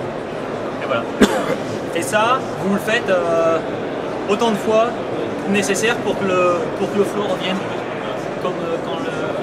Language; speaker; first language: French; native; French